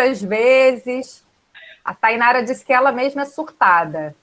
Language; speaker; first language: Portuguese; native; Portuguese